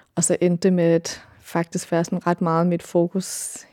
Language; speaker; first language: Danish; early bilingual, other home language; English